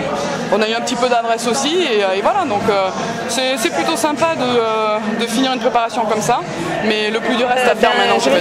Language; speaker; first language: French; native; French